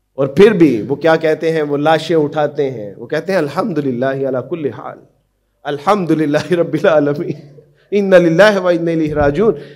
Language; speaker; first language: Urdu; non-native, local second language; Punjabi